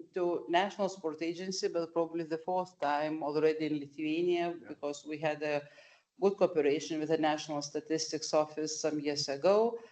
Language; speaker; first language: English; non-native, fluent; Lithuanian